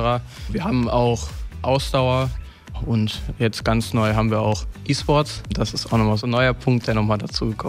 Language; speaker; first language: German; native; German